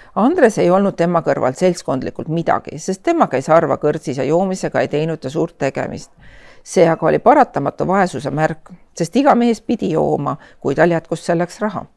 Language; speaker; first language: Estonian; native; Estonian